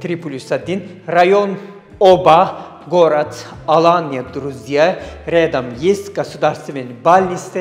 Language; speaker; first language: Russian; non-native, learner; Turkish